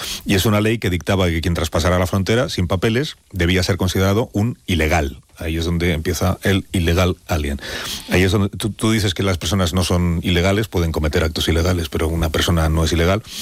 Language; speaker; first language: Spanish; native; Spanish